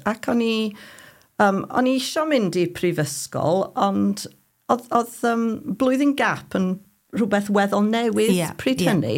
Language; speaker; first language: Welsh; non-native, fluent; English